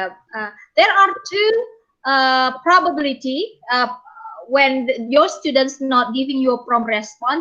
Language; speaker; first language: English; non-native, fluent; Indonesian